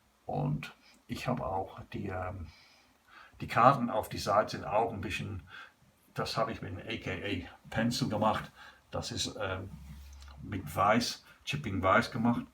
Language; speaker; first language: German; non-native, learner; English